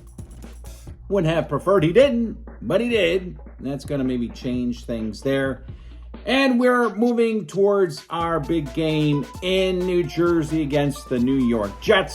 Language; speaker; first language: English; native; English